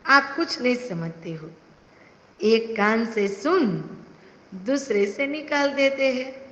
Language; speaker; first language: Hindi; non-native, local second language; Gujarati